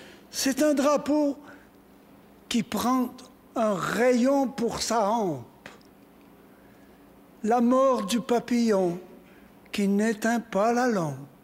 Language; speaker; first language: French; native; French